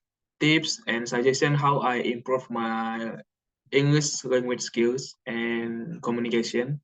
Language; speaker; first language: English; non-native, learner; Indonesian